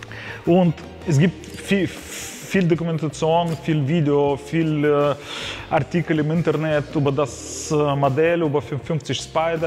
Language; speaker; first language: German; non-native, fluent; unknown